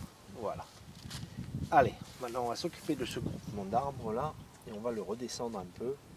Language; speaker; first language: French; native; French